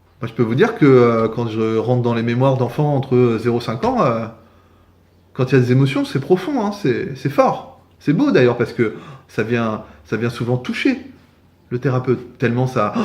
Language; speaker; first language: French; native; French